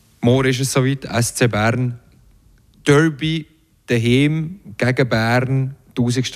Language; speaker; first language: German; native; German